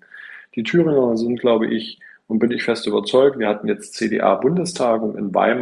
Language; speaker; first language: German; native; German